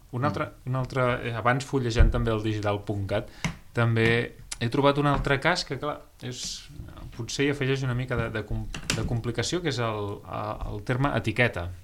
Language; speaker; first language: Catalan; native; Catalan